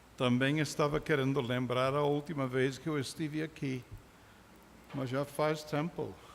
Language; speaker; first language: Portuguese; non-native, fluent; English